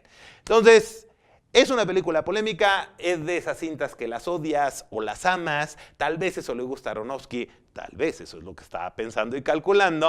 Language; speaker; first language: Spanish; native; Spanish